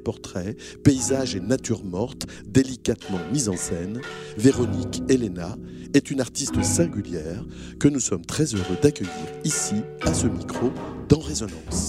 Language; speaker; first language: French; native; French